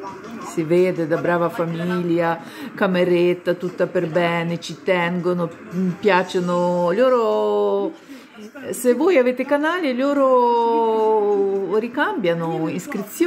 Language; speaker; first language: Italian; non-native, fluent; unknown